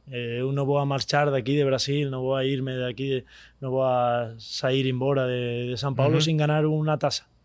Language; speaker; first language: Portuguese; non-native, learner; Spanish